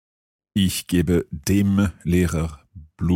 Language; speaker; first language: German; non-native, learner; English